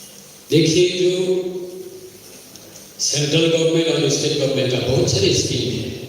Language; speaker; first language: Hindi; non-native, local second language; Kok Borok